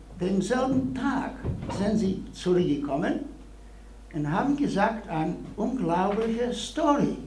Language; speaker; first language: German; non-native, learner; Polish